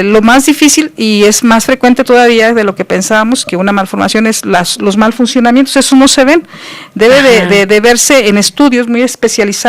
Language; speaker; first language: Spanish; native; Spanish